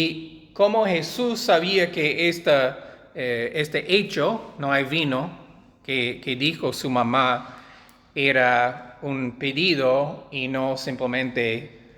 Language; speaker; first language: Spanish; non-native, fluent; English